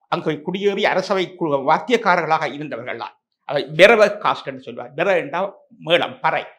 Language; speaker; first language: Tamil; native; Tamil